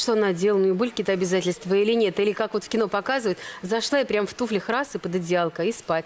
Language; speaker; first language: Russian; native; Russian